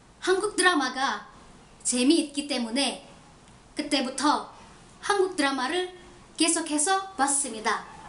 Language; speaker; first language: Korean; non-native, learner; Indonesian